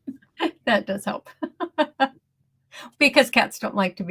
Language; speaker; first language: English; native; English